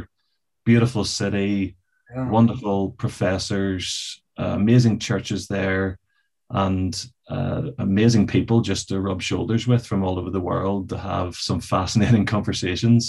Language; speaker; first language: English; native; English